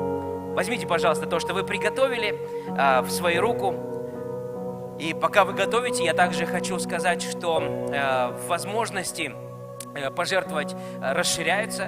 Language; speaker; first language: Russian; native; Russian